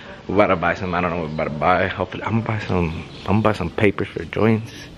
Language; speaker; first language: English; early bilingual, other home language; Spanish